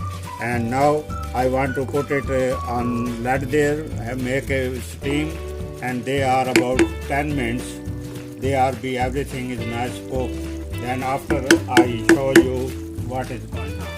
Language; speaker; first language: English; non-native, learner; Punjabi